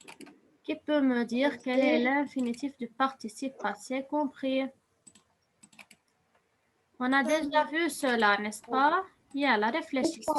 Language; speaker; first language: French; non-native, fluent; Arabic